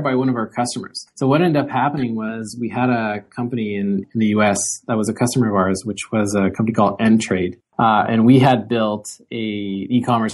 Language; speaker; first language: English; native; English